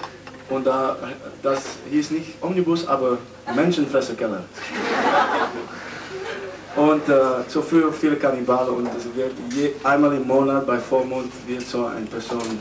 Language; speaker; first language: German; non-native, learner; Dutch